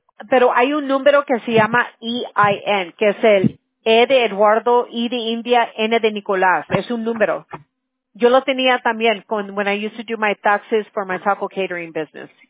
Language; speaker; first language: Spanish; early bilingual, heritage; Spanish